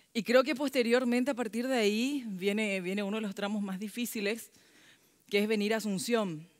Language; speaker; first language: Spanish; early bilingual, other home language; Korean